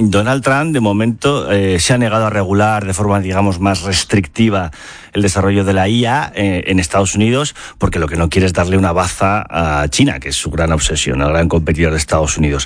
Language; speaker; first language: Spanish; native; Spanish